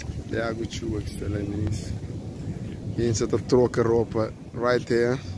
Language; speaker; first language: Portuguese; non-native, local second language; Kabuverdianu